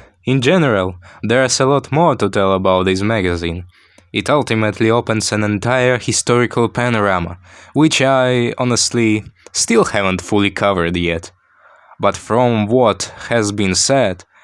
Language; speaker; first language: English; non-native, fluent; Ukrainian